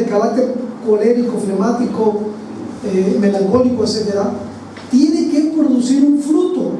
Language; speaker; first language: Spanish; native; Spanish